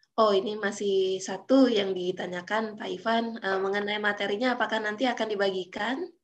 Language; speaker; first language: Indonesian; native; Indonesian